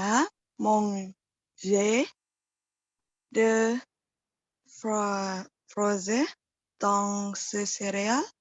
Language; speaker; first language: French; non-native, learner; Indonesian